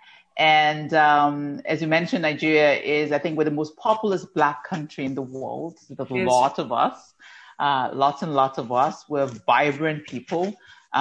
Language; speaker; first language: English; non-native, local second language; Yoruba